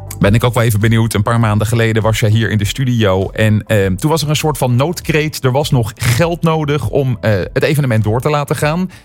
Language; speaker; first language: Dutch; native; Dutch